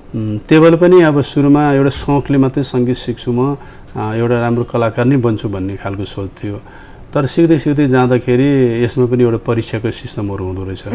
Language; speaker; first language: Nepali; non-native, local second language; Newari